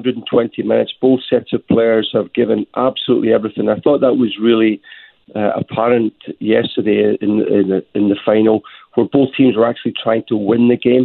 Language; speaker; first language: English; native; English